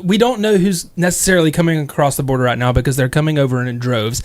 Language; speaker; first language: English; native; English